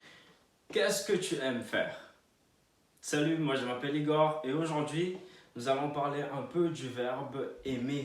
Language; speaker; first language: French; non-native, fluent; Portuguese